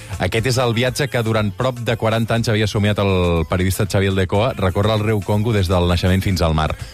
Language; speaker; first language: Catalan; native; Catalan